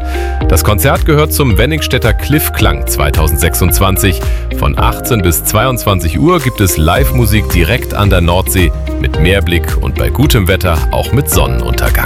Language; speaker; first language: German; native; German